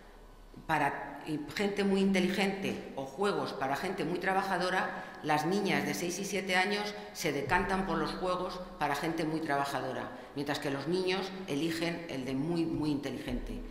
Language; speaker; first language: Spanish; native; Spanish